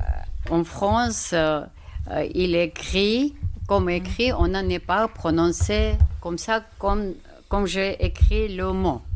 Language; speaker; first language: French; non-native, learner; Georgian